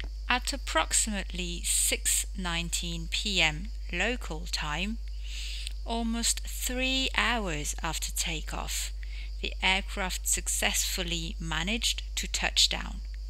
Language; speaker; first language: English; non-native, fluent; French